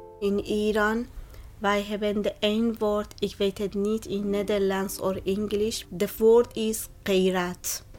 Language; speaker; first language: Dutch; non-native, learner; Persian